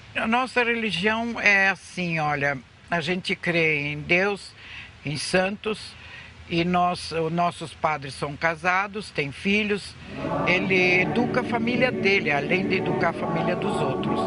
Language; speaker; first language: Portuguese; non-native, fluent; Russian